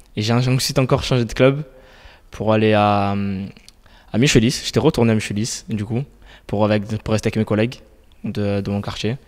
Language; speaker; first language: French; native; French